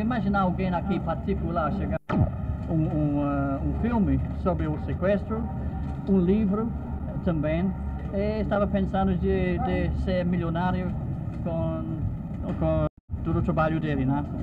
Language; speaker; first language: Portuguese; non-native, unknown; English